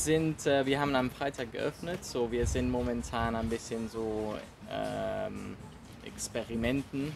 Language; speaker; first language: German; non-native, learner; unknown